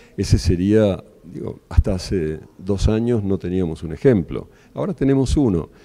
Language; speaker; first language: Spanish; native; Spanish